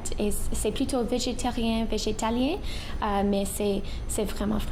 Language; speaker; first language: French; non-native, local second language; English